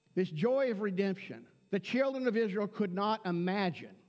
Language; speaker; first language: English; native; English